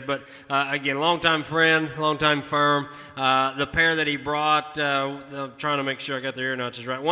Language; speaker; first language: English; native; English